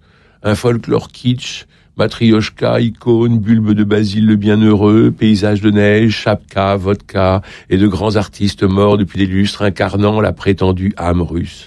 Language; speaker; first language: French; native; French